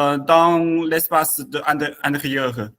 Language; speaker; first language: French; non-native, learner; Chinese